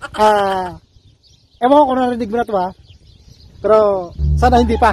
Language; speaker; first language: Filipino; native; Filipino